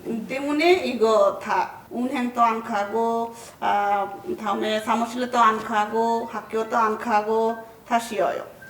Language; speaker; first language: Korean; non-native, learner; Bangla